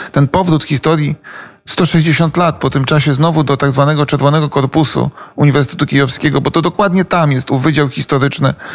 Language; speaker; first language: Polish; native; Polish